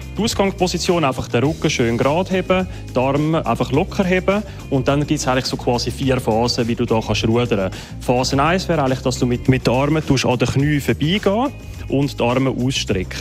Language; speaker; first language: German; native; German